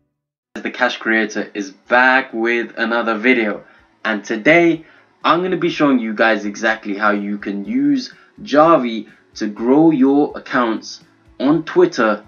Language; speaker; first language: English; native; English